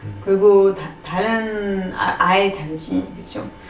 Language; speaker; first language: Korean; non-native, fluent; French